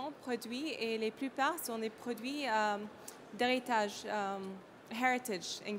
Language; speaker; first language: French; non-native, learner; Arabic